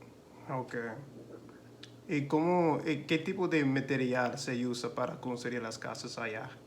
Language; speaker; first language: Spanish; non-native, learner; English